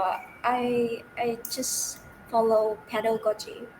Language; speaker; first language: English; non-native, fluent; Vietnamese